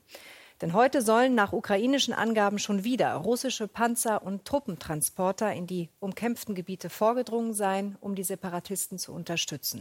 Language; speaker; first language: German; native; German